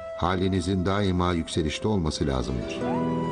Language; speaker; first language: Turkish; native; Turkish